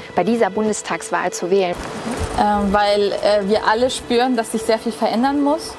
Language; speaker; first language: German; native; German